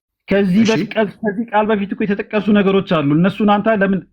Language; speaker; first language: Amharic; native; Amharic